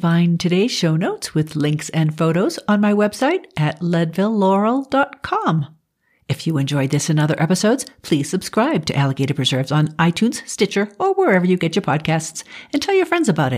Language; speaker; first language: English; native; English